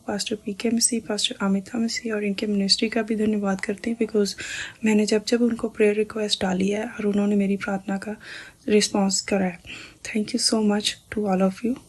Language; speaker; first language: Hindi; native; Hindi